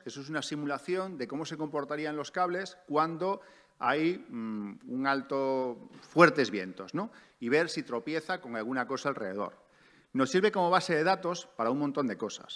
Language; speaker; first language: Spanish; native; Spanish